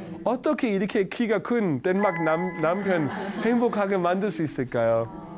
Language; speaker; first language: Korean; non-native, learner; Danish